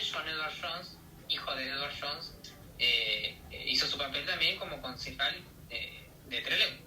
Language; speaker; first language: Spanish; native; Spanish